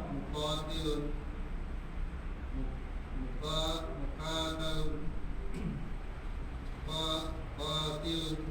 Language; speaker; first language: Arabic; non-native, learner; Indonesian